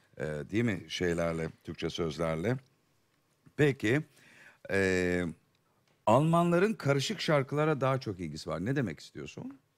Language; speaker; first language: Turkish; native; Turkish